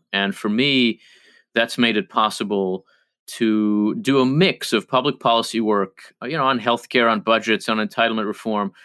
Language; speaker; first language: English; early bilingual, other home language; Hebrew